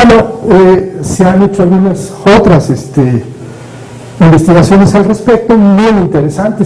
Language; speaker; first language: Spanish; native; Spanish